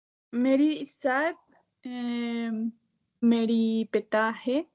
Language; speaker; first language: Hindi; non-native, learner; Spanish